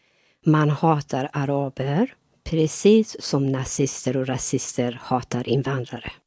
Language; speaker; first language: Swedish; non-native, fluent; Persian